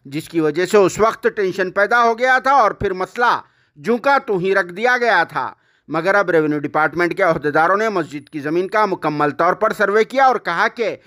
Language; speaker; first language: Hindi; non-native, local second language; Urdu